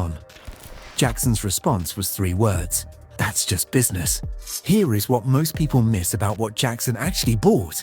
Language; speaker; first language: English; native; English